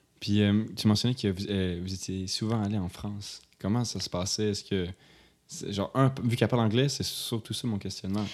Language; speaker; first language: French; native; French